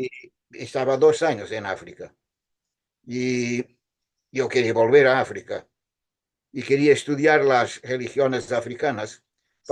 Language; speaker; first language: Spanish; non-native, fluent; Portuguese